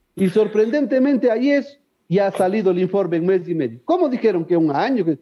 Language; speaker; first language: Spanish; native; Spanish